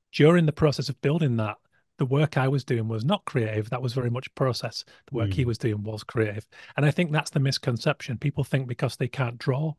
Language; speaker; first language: English; native; English